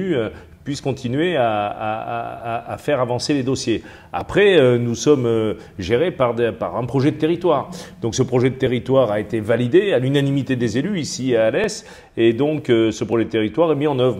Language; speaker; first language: French; native; French